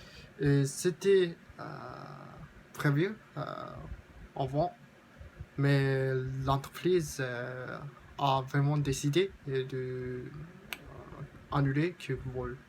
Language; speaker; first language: French; non-native, learner; Japanese